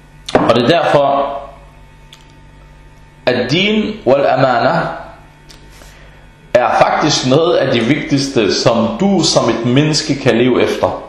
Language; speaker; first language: Danish; early bilingual, other home language; Arabic